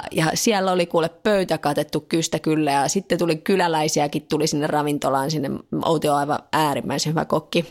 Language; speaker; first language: Finnish; native; Finnish